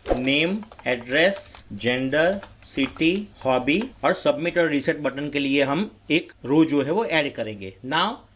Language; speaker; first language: Hindi; non-native, local second language; Gujarati